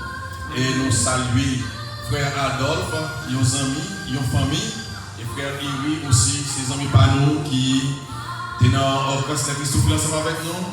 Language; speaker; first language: French; non-native, local second language; Haitian Creole